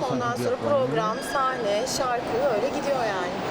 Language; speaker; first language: Turkish; native; Turkish